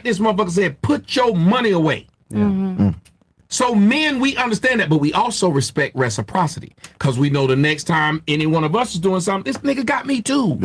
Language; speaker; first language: English; native; English